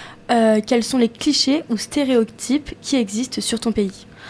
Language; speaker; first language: French; native; French